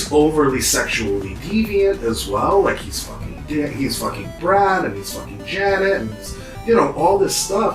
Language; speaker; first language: English; native; English